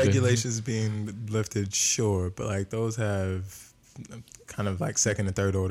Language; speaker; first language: English; native; English